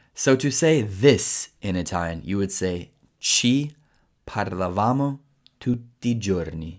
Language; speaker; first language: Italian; non-native, fluent; English